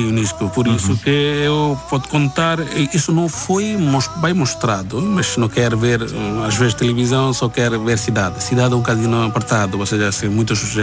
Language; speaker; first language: Portuguese; non-native, learner; Bangla